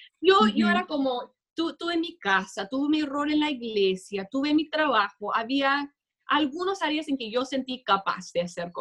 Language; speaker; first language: Spanish; non-native, fluent; English